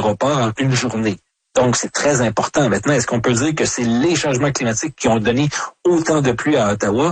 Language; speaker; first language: French; native; French